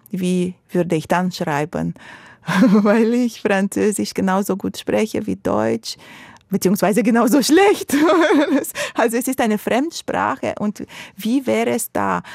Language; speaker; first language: German; non-native, fluent; Romanian